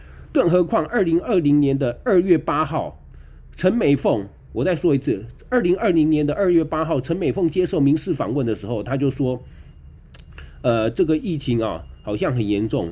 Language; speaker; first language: Chinese; native; Chinese